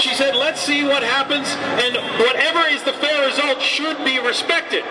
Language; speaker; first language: English; early bilingual, other home language; Persian